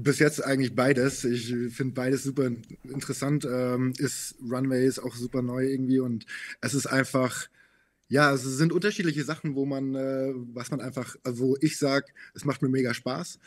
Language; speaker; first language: German; native; German